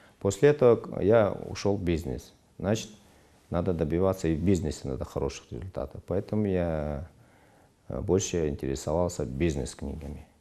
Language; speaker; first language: Russian; non-native, local second language; Kyrgyz